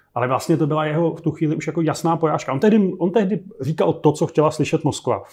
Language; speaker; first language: Czech; native; Czech